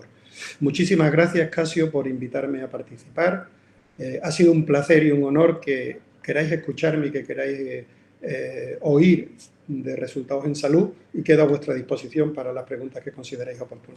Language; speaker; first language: Spanish; native; Spanish